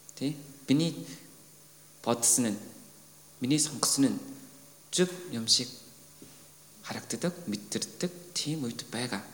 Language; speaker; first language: Mongolian; non-native, fluent; Korean